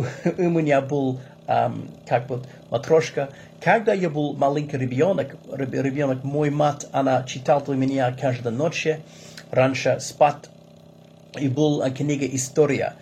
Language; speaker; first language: Russian; non-native, learner; English